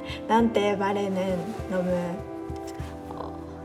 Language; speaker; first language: Korean; non-native, fluent; Japanese